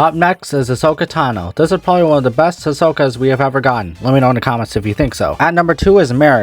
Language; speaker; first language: English; native; English